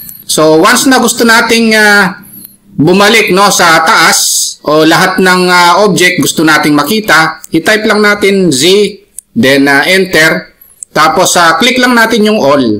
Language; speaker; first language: Filipino; native; Filipino